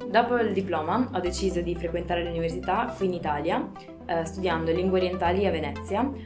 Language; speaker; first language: Italian; early bilingual, other home language; Spanish